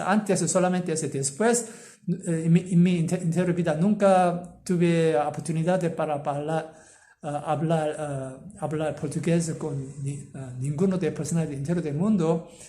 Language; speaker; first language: Spanish; non-native, learner; Korean